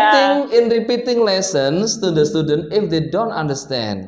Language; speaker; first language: English; non-native, learner; Indonesian